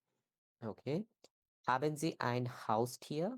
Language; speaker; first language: German; non-native, learner; Bangla